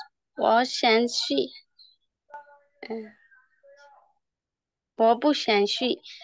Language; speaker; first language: Chinese; non-native, learner; Thai